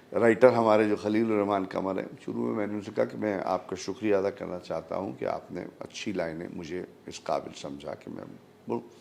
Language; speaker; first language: Urdu; native; Urdu